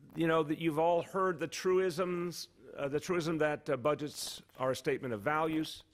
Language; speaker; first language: English; native; English